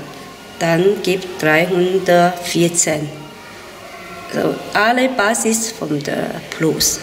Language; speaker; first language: German; non-native, learner; Chinese